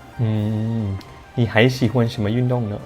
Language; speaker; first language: Chinese; non-native, fluent; Thai